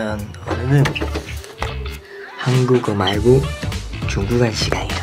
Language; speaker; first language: Korean; non-native, learner; Chinese